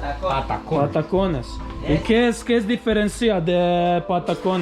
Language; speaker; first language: Spanish; non-native, learner; Croatian